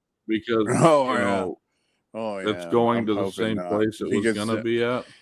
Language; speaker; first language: English; native; English